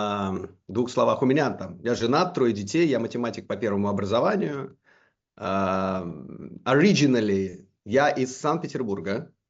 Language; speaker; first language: Russian; native; Russian